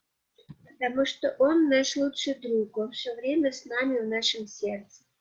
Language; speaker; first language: Russian; native; Russian